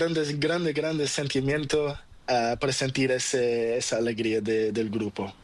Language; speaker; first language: Spanish; non-native, learner; Portuguese